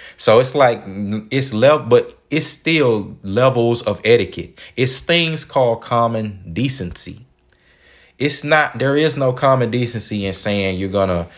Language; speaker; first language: English; native; English